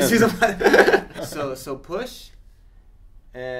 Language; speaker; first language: Portuguese; non-native, fluent; English